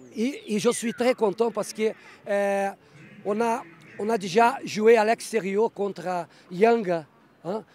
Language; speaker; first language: French; non-native, fluent; Portuguese